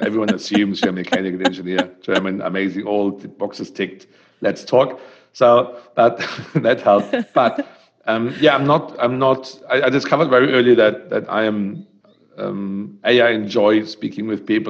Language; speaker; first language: English; non-native, fluent; German